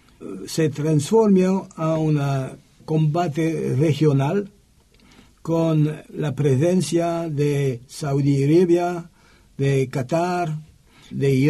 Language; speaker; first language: Spanish; non-native, learner; French